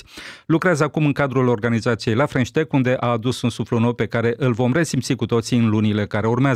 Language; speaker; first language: Romanian; native; Romanian